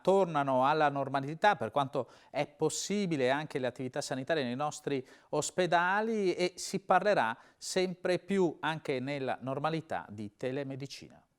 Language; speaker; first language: Italian; native; Italian